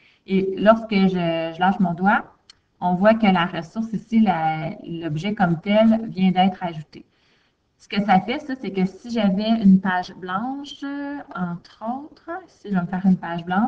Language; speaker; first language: French; native; French